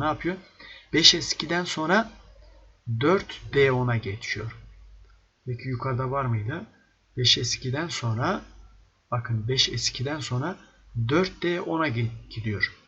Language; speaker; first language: Turkish; native; Turkish